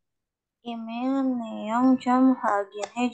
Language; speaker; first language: Korean; non-native, learner; Indonesian